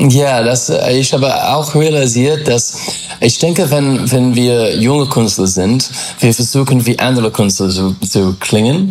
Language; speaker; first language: German; non-native, learner; English